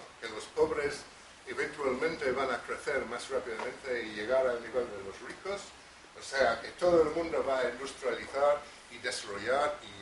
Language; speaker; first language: Spanish; non-native, fluent; English